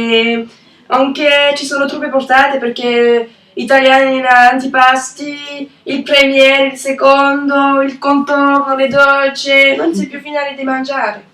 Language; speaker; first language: Italian; non-native, learner; French